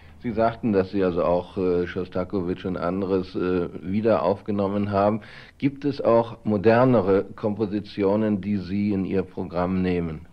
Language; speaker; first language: German; native; German